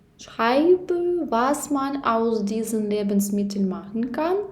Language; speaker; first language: German; non-native, learner; Ukrainian